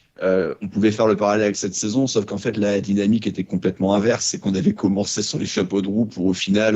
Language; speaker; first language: French; native; French